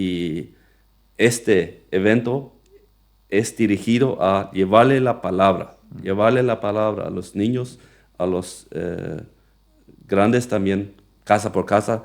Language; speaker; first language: Spanish; non-native, local second language; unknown